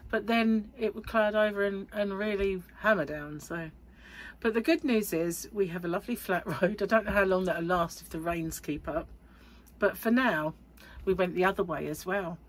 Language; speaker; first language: English; native; English